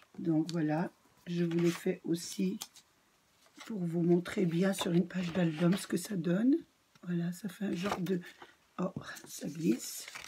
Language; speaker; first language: French; native; French